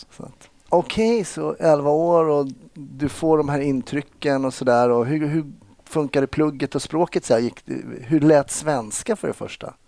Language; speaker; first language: Swedish; native; Swedish